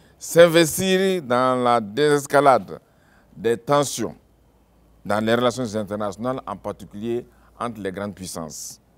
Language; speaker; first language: French; non-native, local second language; Mossi